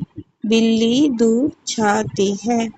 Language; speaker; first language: Hindi; non-native, local second language; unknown